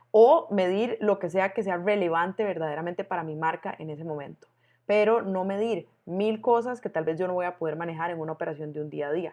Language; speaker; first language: Spanish; native; Spanish